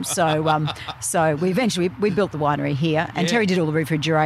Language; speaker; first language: English; native; English